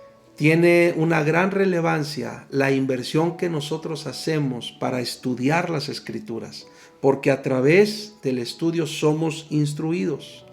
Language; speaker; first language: Spanish; native; Spanish